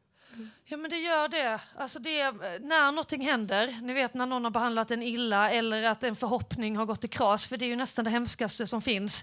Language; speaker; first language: Swedish; native; Swedish